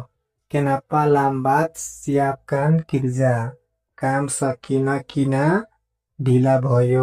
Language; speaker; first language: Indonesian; non-native, fluent; Nepali